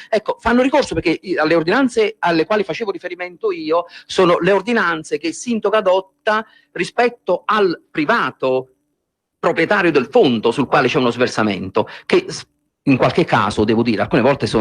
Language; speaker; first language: Italian; native; Italian